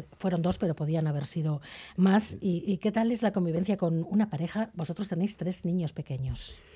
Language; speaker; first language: Spanish; native; Spanish